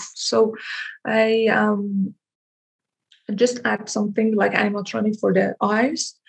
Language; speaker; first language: English; non-native, fluent; Persian